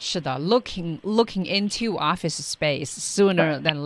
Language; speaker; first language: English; non-native, fluent; Chinese